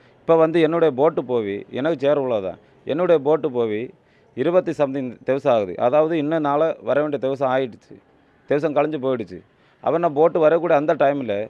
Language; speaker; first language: Tamil; native; Tamil